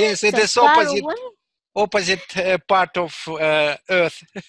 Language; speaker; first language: English; non-native, learner; Russian